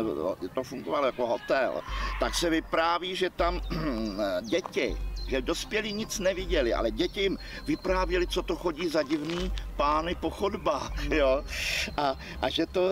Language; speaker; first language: Czech; native; Czech